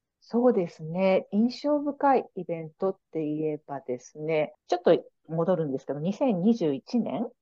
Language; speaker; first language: Japanese; native; Japanese